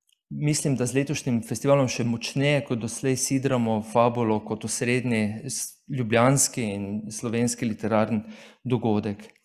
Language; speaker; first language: Slovenian; native; Slovenian